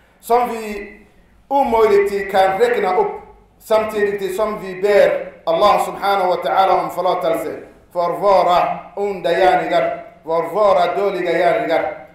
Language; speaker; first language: Swedish; non-native, fluent; Arabic